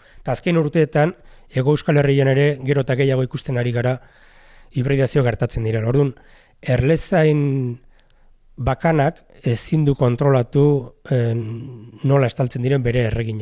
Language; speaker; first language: Basque; native; Basque